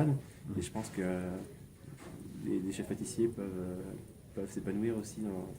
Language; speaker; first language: French; native; French